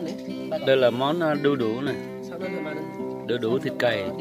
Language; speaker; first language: Vietnamese; non-native, local second language; Jarai